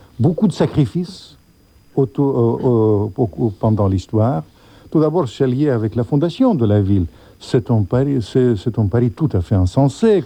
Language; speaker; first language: French; non-native, fluent; Russian